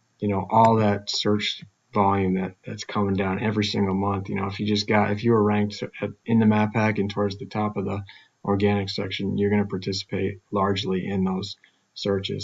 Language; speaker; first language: English; native; English